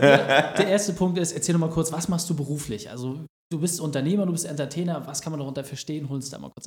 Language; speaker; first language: German; native; German